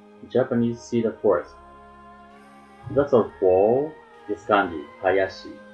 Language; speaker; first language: English; non-native, learner; Japanese